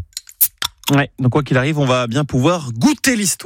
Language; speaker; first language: French; native; French